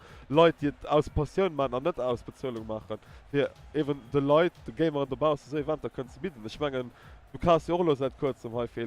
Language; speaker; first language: German; non-native, local second language; Luxembourgish